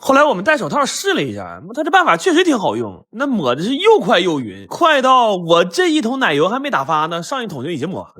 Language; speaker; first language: Chinese; native; Chinese